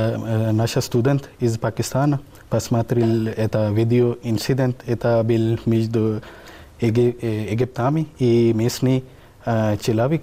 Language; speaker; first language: Russian; non-native, local second language; Urdu